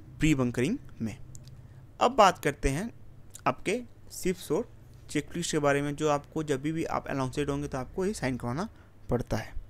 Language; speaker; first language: Hindi; native; Hindi